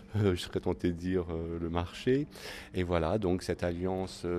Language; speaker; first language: French; native; French